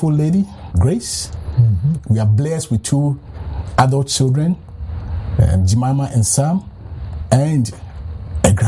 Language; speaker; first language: English; non-native, local second language; Akan